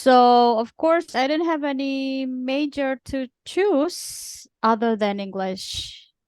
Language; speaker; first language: English; non-native, fluent; Indonesian